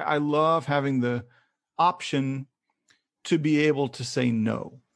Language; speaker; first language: English; native; English